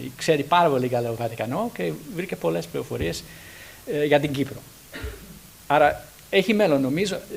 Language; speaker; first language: Greek; non-native, fluent; English